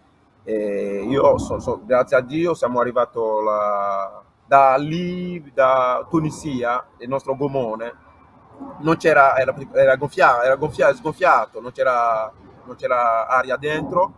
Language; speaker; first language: Italian; non-native, learner; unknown